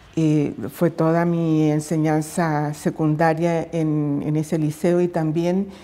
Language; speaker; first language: Spanish; native; Spanish